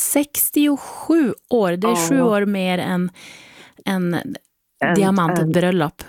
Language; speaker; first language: Swedish; native; Swedish